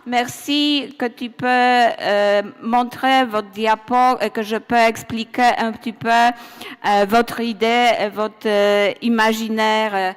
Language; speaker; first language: French; non-native, learner; Polish